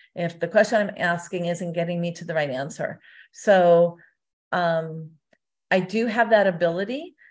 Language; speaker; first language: English; native; English